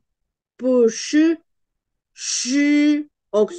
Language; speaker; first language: Chinese; non-native, learner; Spanish